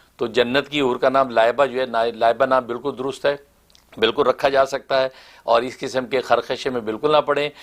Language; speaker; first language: Urdu; native; Urdu